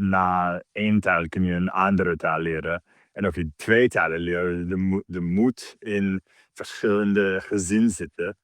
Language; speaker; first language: Dutch; non-native, learner; English